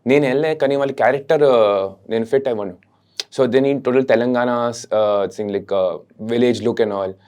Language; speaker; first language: Telugu; non-native, local second language; Hindi